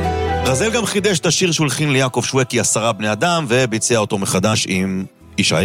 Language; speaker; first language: Hebrew; native; Hebrew